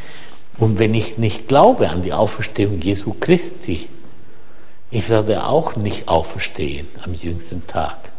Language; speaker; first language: German; non-native, fluent; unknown